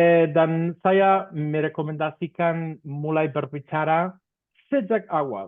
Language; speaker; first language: Indonesian; non-native, fluent; Spanish